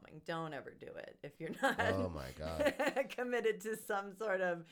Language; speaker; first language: English; native; English